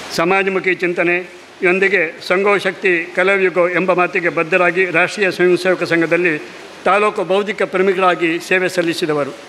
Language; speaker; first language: Kannada; non-native, local second language; Konkani